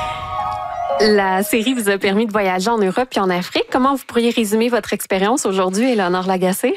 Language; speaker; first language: French; native; French